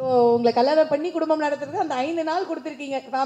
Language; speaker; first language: Tamil; native; Tamil